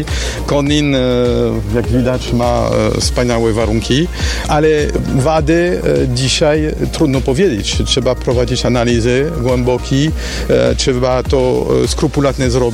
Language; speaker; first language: Polish; non-native, learner; French